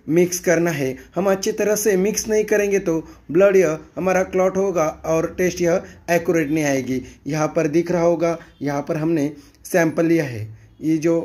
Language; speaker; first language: Hindi; non-native, local second language; Marathi